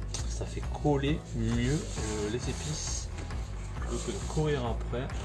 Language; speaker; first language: French; native; French